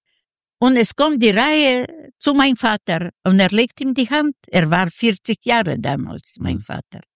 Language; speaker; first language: German; non-native, learner; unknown